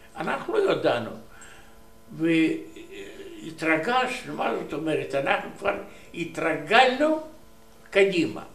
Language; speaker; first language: Hebrew; non-native, learner; Romanian